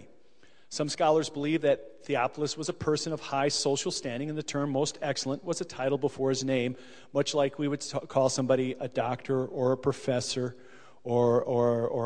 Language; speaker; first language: English; native; English